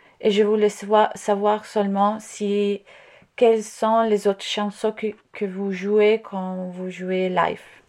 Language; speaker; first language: French; non-native, learner; Italian